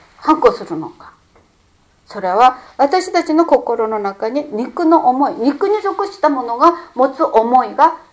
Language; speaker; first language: Japanese; non-native, fluent; Korean